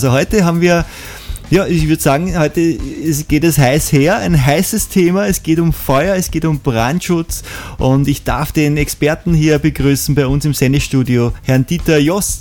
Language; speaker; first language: German; native; German